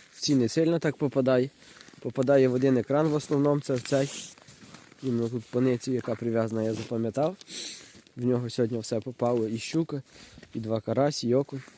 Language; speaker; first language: Ukrainian; native; Ukrainian